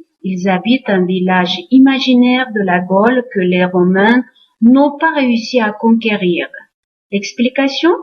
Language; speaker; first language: French; non-native, fluent; Uzbek